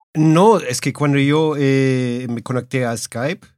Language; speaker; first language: Spanish; early bilingual, heritage; Spanish